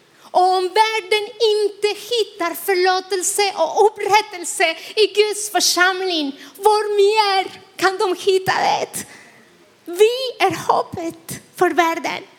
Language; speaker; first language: Swedish; non-native, fluent; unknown